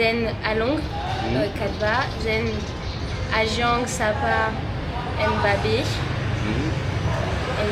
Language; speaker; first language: English; non-native, fluent; French